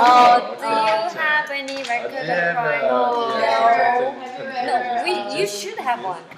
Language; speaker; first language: English; non-native, learner; Korean